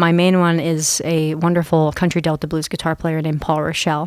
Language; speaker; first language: English; native; English